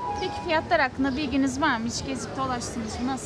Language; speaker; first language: Turkish; native; Turkish